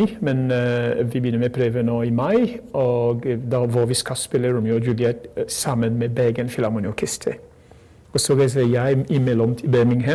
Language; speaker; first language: Norwegian; non-native, fluent; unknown